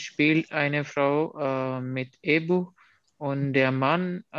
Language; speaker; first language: German; non-native, learner; Urdu